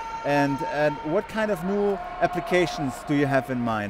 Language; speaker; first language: English; non-native, fluent; German